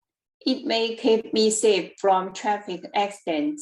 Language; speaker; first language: English; non-native, learner; Chinese